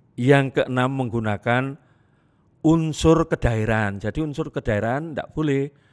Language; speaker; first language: Indonesian; non-native, local second language; Javanese